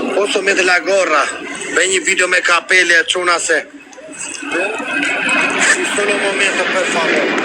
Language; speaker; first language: Italian; non-native, learner; Albanian